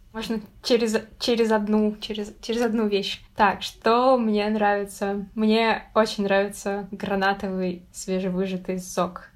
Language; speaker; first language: Russian; native; Russian